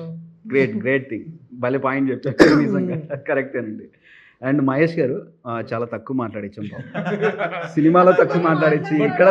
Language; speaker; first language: Telugu; native; Telugu